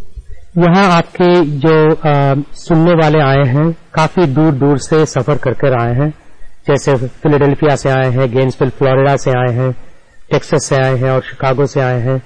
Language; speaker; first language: Hindi; native; Hindi